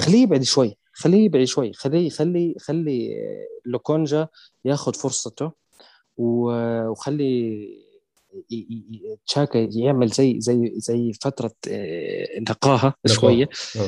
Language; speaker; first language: Arabic; native; Arabic